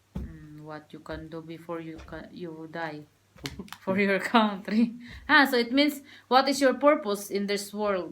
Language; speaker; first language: English; non-native, learner; Filipino